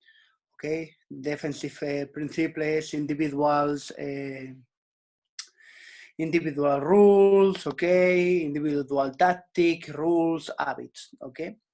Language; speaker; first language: English; non-native, learner; Spanish